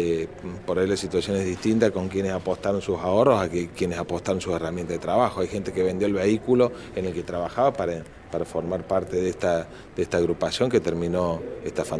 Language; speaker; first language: Spanish; native; Spanish